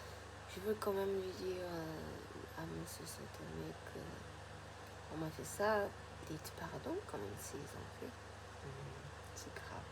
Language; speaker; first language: French; non-native, fluent; Japanese